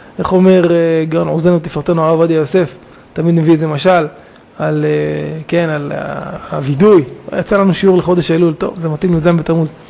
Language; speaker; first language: Hebrew; native; Hebrew